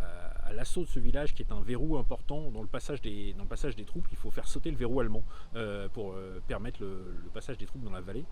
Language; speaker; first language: French; native; French